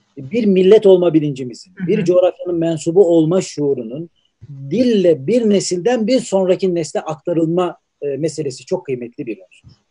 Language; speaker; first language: Turkish; native; Turkish